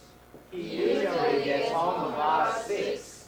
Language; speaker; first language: English; non-native, learner; Japanese